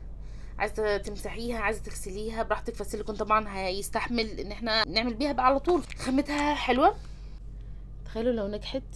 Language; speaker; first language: Arabic; native; Arabic